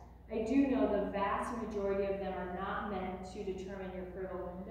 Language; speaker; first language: English; native; English